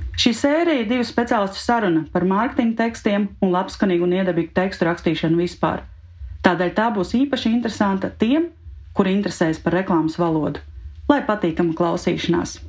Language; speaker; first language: Latvian; native; Latvian